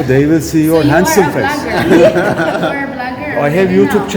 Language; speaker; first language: English; non-native, learner; Turkish